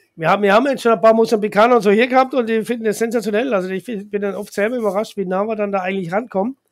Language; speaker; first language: German; native; German